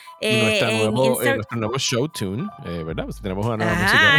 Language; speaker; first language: Spanish; native; Spanish